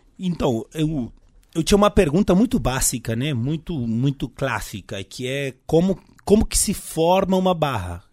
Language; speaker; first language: Portuguese; non-native, fluent; Spanish